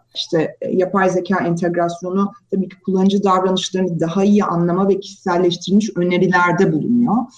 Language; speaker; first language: Turkish; native; Turkish